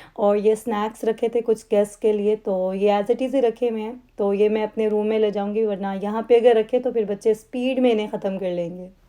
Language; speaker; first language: Urdu; native; Urdu